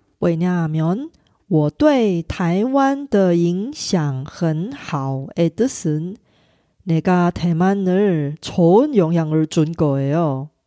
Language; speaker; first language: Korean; non-native, fluent; Chinese